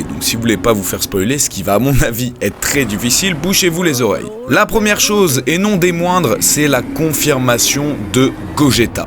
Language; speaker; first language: French; native; French